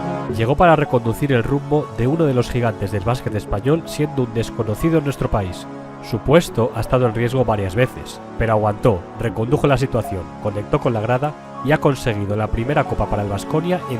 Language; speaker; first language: Spanish; native; Spanish